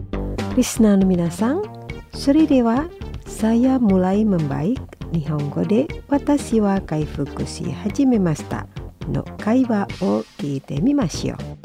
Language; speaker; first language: Japanese; non-native, fluent; Indonesian